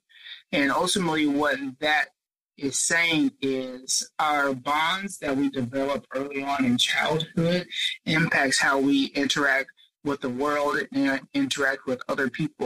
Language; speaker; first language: English; native; English